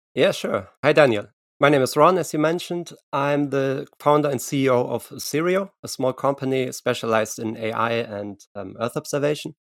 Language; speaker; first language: English; non-native, fluent; German